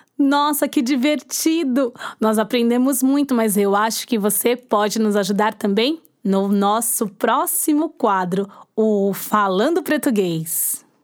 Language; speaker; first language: Portuguese; native; Portuguese